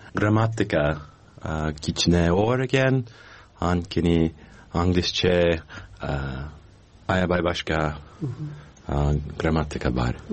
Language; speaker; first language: Kyrgyz; non-native, learner; English